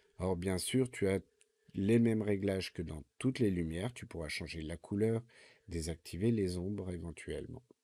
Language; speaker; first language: French; native; French